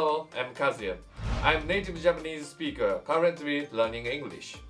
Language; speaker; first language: English; non-native, learner; Japanese